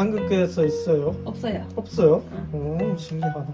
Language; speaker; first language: Korean; non-native, learner; Japanese